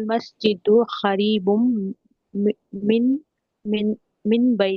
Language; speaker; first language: Arabic; non-native, learner; Urdu